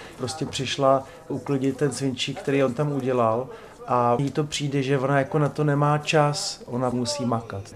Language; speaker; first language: Czech; native; Czech